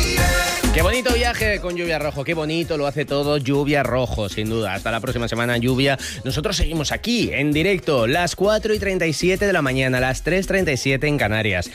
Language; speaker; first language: Spanish; native; Spanish